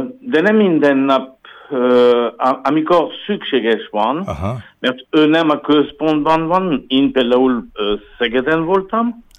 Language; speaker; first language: Hungarian; non-native, learner; French